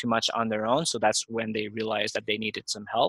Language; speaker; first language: English; native; English